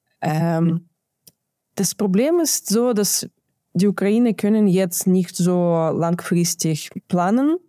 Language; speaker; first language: German; non-native, fluent; Ukrainian